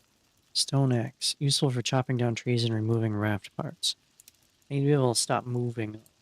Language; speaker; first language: English; native; English